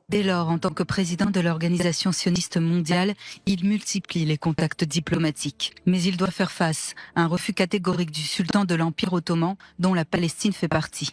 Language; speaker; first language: French; native; French